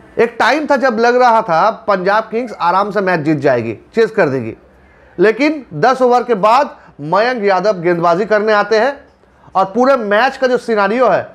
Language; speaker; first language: Hindi; non-native, local second language; Bangla